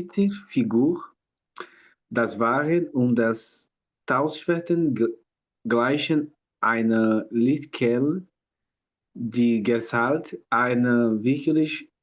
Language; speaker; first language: German; non-native, learner; Portuguese